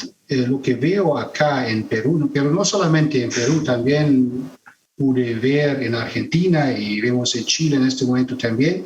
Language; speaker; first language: Spanish; non-native, fluent; German